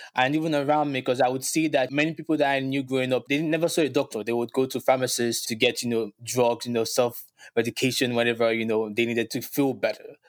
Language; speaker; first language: English; non-native, local second language; Yoruba